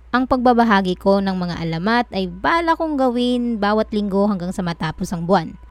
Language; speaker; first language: Filipino; non-native, local second language; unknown